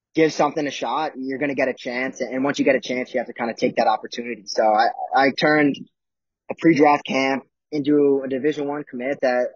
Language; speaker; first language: English; native; English